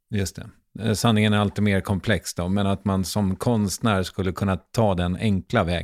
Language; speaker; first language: Swedish; native; Swedish